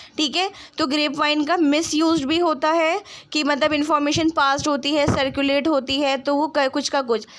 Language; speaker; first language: Hindi; non-native, local second language; Punjabi